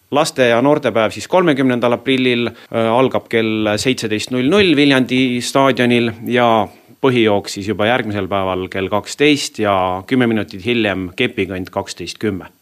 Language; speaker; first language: Estonian; native; Estonian